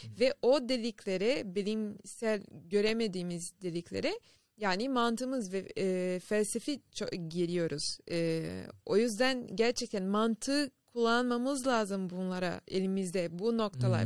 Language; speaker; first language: Turkish; non-native, learner; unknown